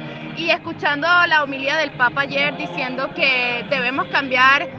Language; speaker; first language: Spanish; native; Spanish